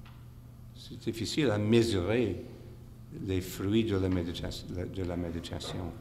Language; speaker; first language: French; non-native, fluent; English